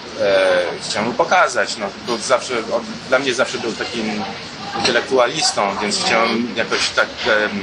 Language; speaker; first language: Polish; early bilingual, heritage; Polish